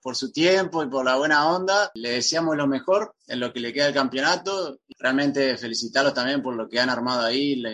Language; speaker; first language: Spanish; native; Spanish